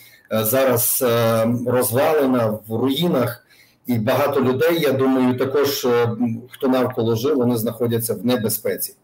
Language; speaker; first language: Ukrainian; native; Ukrainian